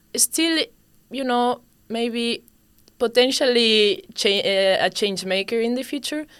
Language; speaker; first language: English; non-native, fluent; Spanish